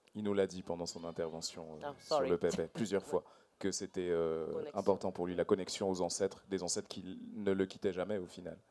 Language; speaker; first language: French; native; French